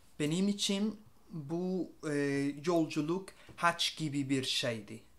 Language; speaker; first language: Turkish; non-native, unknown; Spanish